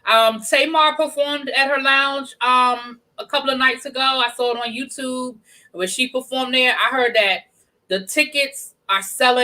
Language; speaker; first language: English; native; English